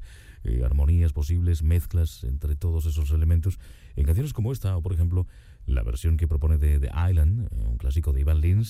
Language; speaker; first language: Spanish; native; Spanish